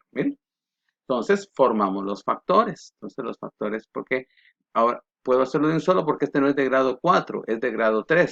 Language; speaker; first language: Spanish; native; Spanish